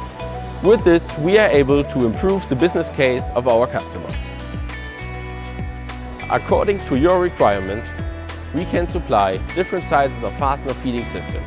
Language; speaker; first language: English; non-native, fluent; German